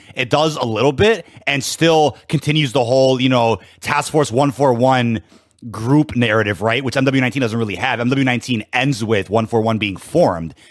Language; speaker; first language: English; native; English